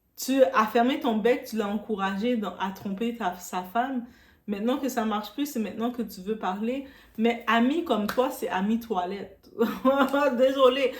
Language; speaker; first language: French; non-native, local second language; Arabic